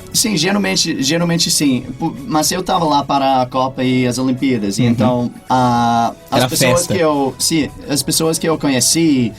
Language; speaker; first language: Portuguese; non-native, fluent; English